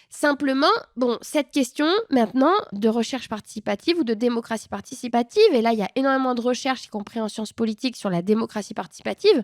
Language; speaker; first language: French; native; French